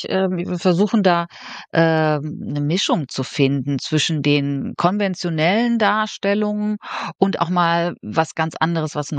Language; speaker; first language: German; native; German